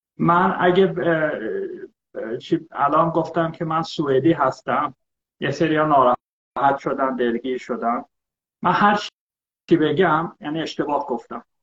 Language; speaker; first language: Persian; early bilingual, heritage; Persian